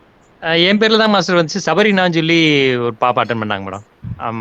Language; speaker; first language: Tamil; native; Tamil